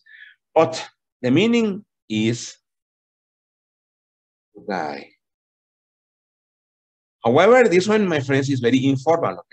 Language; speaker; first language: English; non-native, fluent; Spanish